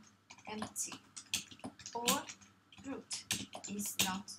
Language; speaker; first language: English; non-native, fluent; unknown